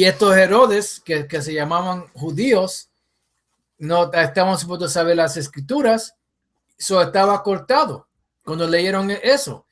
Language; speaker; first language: Spanish; early bilingual, heritage; English